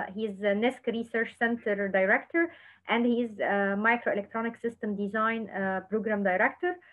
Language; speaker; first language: English; non-native, fluent; Arabic